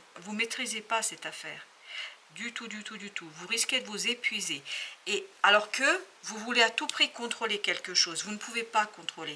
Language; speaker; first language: French; native; French